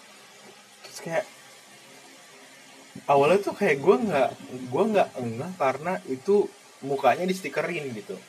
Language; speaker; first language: Indonesian; native; Indonesian